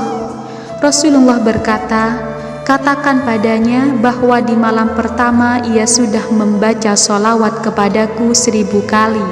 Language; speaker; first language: Indonesian; native; Indonesian